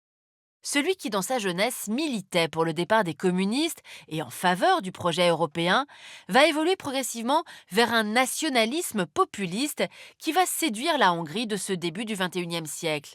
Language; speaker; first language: French; native; French